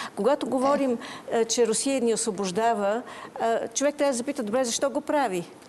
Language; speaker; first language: Bulgarian; native; Bulgarian